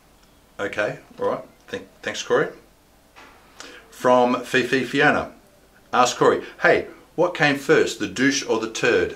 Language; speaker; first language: English; native; English